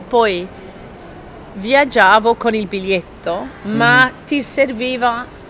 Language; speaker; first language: Italian; non-native, fluent; English